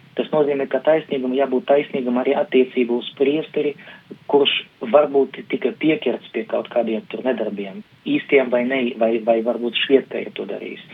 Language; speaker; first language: Latvian; non-native, local second language; Russian